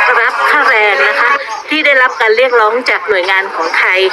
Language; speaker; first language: Thai; native; Thai